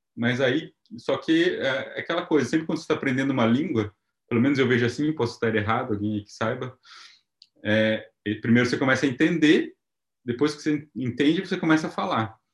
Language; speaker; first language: Portuguese; native; Portuguese